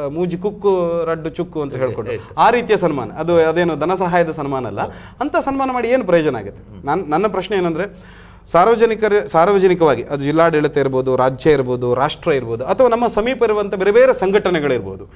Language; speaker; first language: Kannada; non-native, local second language; Tulu